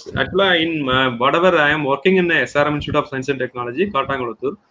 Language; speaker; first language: English; non-native, local second language; Tamil